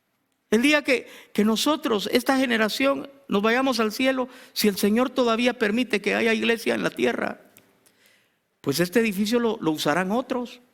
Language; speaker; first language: Spanish; native; Spanish